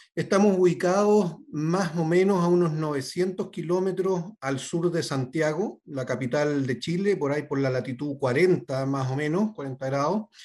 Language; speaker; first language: Spanish; native; Spanish